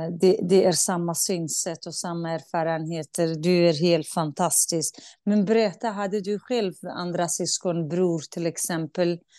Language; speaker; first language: Swedish; non-native, fluent; Kurdish